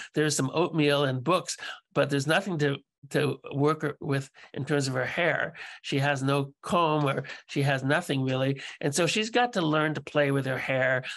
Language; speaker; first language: English; native; English